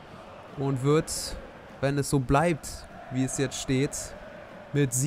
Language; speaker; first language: German; native; German